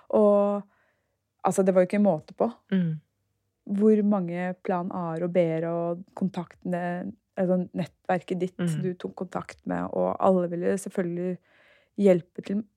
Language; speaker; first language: Norwegian; early bilingual, other home language; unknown